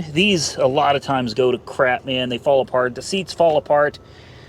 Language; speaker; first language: English; native; English